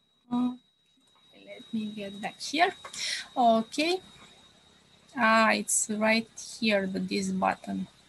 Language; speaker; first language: English; non-native, fluent; Romanian